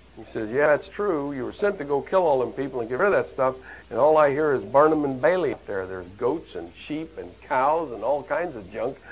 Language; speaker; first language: English; native; English